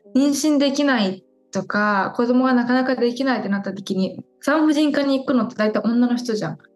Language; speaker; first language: Japanese; native; Japanese